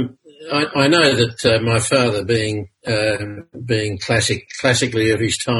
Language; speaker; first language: English; native; English